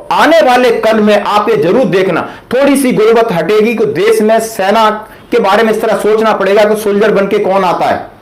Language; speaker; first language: Hindi; native; Hindi